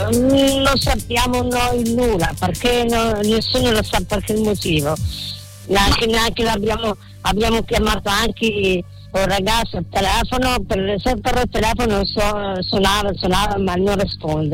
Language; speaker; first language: Italian; non-native, learner; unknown